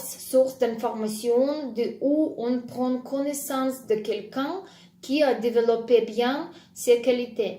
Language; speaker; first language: French; non-native, fluent; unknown